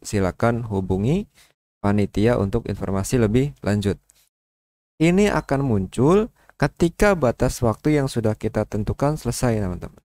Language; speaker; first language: Indonesian; native; Indonesian